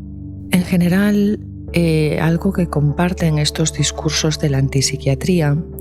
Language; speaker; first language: Spanish; native; Spanish